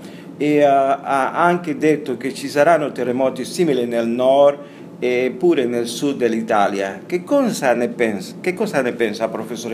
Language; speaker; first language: Italian; non-native, learner; Spanish